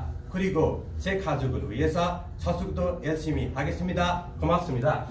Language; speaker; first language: Korean; non-native, learner; Nepali